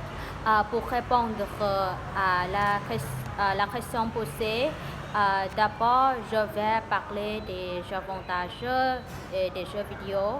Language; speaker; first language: French; non-native, learner; Vietnamese